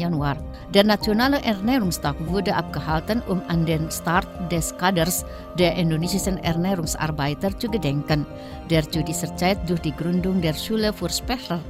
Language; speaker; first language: German; non-native, fluent; Indonesian